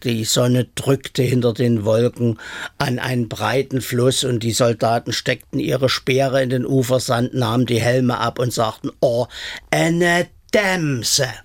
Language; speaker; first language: German; native; German